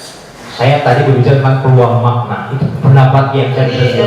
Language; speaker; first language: Indonesian; native; Indonesian